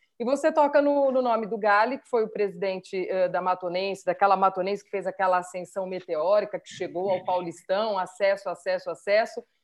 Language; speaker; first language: Portuguese; native; Portuguese